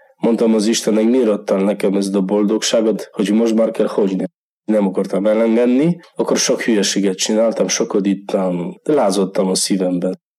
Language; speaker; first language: Hungarian; non-native, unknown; Polish